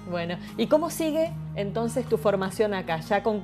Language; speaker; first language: Spanish; native; Spanish